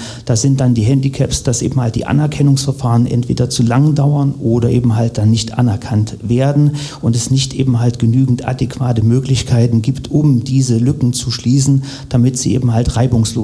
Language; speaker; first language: German; native; German